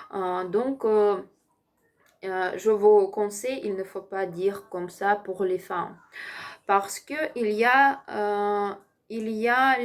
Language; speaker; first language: French; non-native, learner; Ukrainian